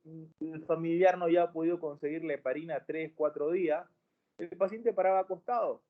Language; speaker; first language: Spanish; native; Spanish